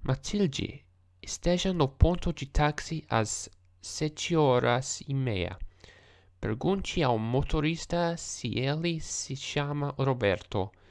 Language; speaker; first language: Portuguese; non-native, learner; English